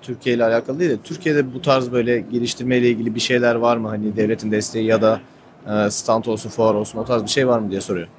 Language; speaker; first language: Turkish; native; Turkish